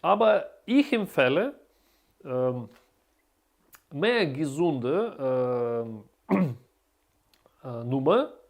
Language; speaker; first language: German; non-native, learner; Russian